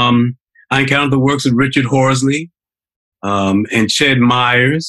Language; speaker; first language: English; native; English